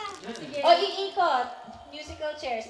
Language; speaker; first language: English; non-native, local second language; Filipino